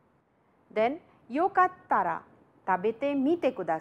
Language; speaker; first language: Japanese; non-native, fluent; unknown